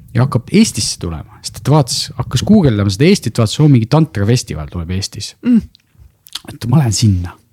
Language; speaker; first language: Estonian; non-native, local second language; Russian